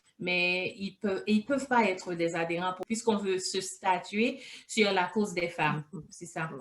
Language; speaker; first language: French; non-native, local second language; Haitian Creole